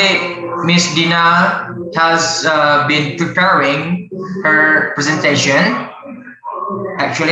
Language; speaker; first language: English; non-native, learner; Indonesian